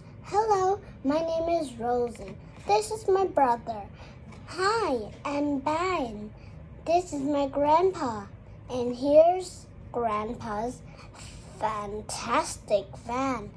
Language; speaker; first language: English; non-native, learner; Vietnamese